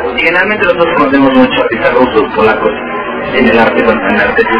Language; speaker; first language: Spanish; native; Spanish